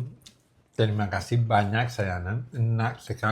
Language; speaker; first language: Indonesian; non-native, learner; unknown